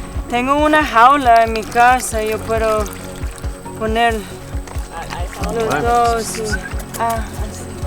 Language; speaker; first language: Spanish; non-native, learner; English